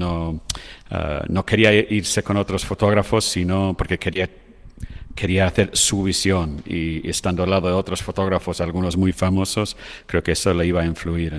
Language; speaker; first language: Spanish; non-native, fluent; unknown